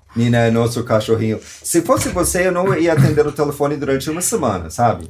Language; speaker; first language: Portuguese; non-native, fluent; English